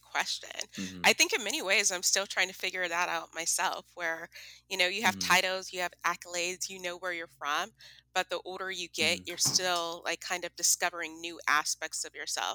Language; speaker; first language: English; native; English